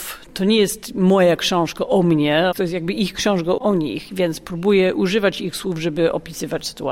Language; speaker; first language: Polish; non-native, fluent; English